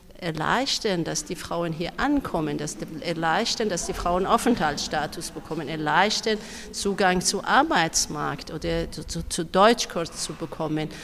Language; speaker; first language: German; non-native, fluent; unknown